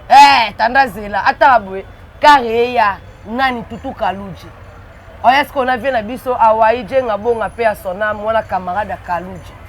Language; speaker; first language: Lingala; native; Lingala